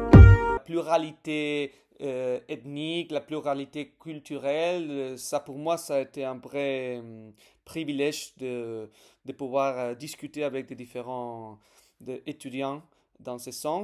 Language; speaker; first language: French; non-native, fluent; Spanish